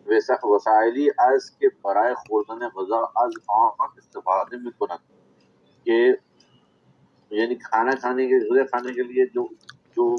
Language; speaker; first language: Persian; non-native, learner; Urdu